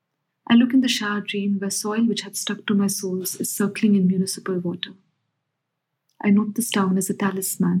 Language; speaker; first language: English; non-native, local second language; Hindi